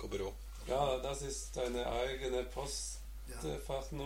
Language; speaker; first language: German; non-native, learner; Norwegian